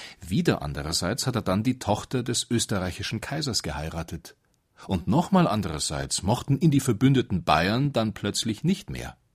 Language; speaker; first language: German; native; German